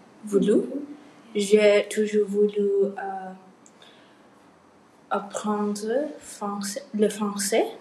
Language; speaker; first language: French; non-native, learner; English